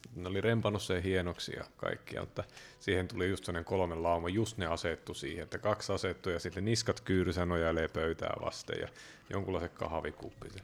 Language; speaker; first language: Finnish; native; Finnish